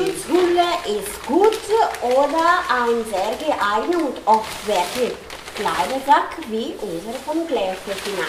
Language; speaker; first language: German; non-native, learner; Italian